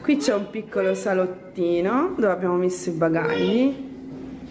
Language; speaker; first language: Italian; native; Italian